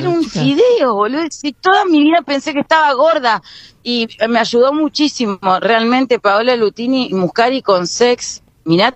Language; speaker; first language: Spanish; native; Spanish